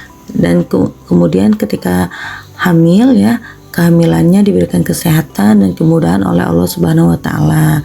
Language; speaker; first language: Indonesian; native; Indonesian